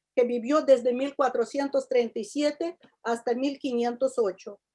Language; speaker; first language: Spanish; non-native, fluent; Russian